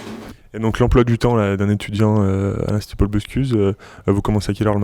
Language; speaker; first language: French; native; French